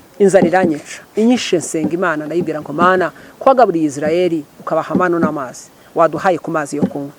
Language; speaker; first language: Kinyarwanda; early bilingual, heritage; Kinyarwanda